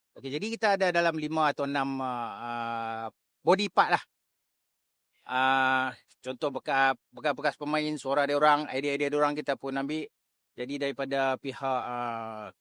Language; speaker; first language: Malay; native; Malay